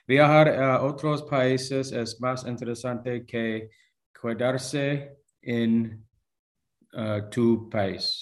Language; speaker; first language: Spanish; non-native, learner; English